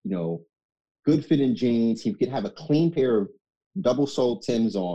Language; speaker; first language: English; native; English